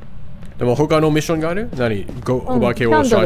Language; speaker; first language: Japanese; non-native, learner; English